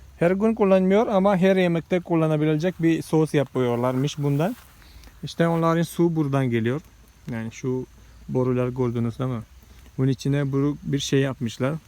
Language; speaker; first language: Turkish; non-native, fluent; Malayalam